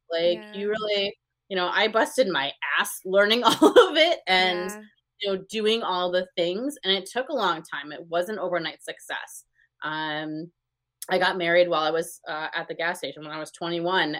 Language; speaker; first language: English; native; English